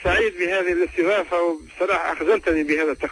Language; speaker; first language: Arabic; native; Arabic